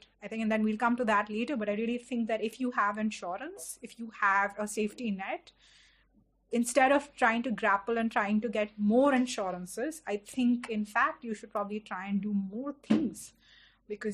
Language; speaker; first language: English; non-native, local second language; Hindi